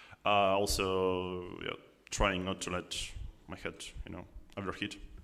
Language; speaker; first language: English; non-native, fluent; Russian